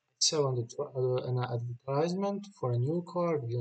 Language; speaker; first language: English; non-native, learner; Bosnian